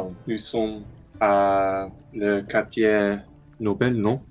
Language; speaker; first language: French; non-native, learner; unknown